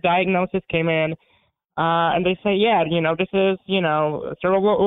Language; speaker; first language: English; non-native, fluent; Polish